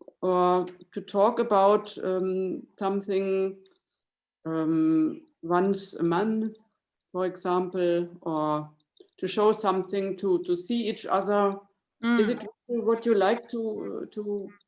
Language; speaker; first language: English; non-native, fluent; German